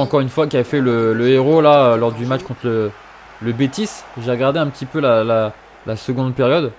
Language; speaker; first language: French; native; French